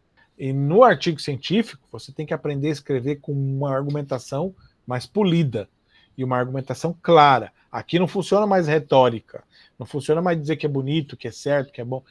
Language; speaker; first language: Portuguese; native; Portuguese